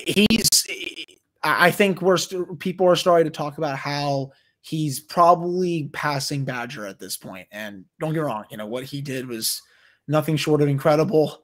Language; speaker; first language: English; native; English